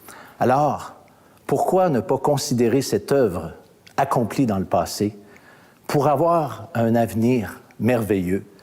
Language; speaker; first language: French; native; French